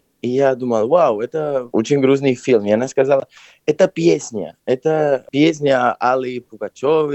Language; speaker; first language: Russian; non-native, fluent; Spanish